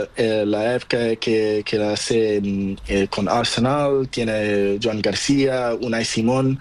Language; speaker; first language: Spanish; non-native, learner; Portuguese